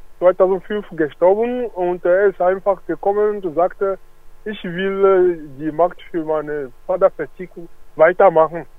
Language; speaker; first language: German; non-native, learner; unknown